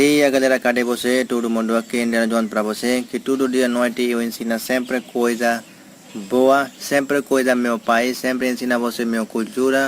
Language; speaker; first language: Portuguese; non-native, learner; Hindi